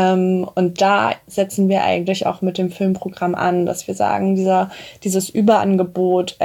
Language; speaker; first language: German; native; German